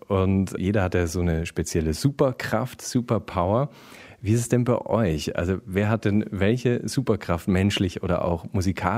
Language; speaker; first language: German; native; German